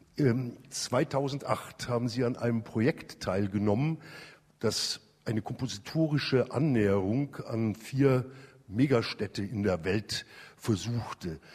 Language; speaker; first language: German; native; German